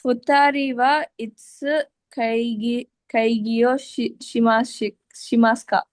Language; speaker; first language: Japanese; non-native, learner; Tamil